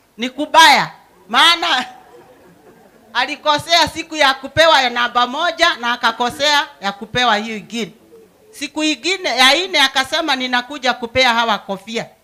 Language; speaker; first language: Swahili; non-native, local second language; Kikuyu